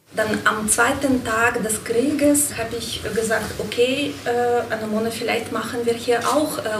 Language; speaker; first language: German; non-native, fluent; Ukrainian